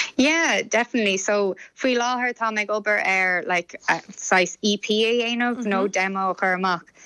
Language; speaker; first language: Irish; non-native, local second language; English